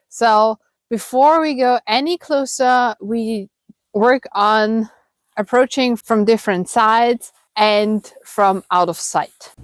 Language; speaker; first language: English; non-native, fluent; German